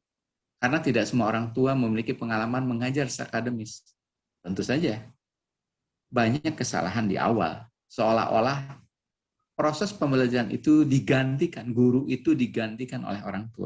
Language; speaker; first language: Indonesian; native; Indonesian